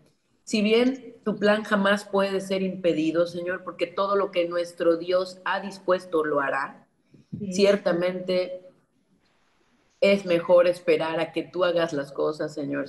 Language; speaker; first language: Spanish; native; Spanish